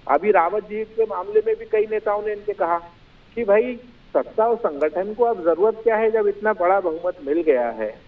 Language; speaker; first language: Hindi; native; Hindi